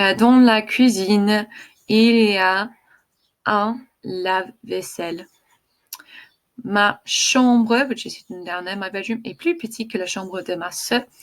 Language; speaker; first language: French; non-native, fluent; English